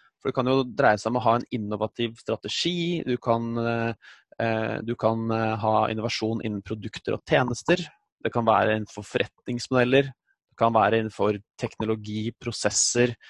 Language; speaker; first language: Norwegian; native; Norwegian